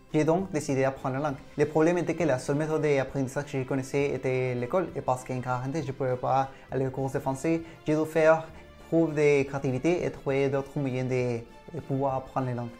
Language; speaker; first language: French; non-native, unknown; Spanish